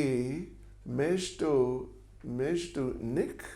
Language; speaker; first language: Russian; non-native, learner; English